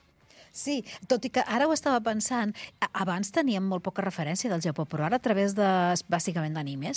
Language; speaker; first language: Catalan; native; Catalan